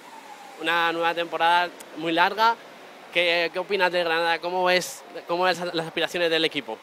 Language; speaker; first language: Spanish; native; Spanish